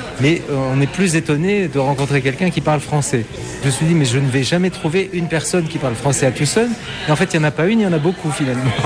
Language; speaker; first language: French; native; French